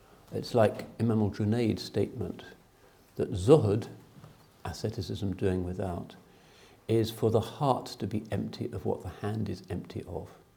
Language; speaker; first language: English; native; English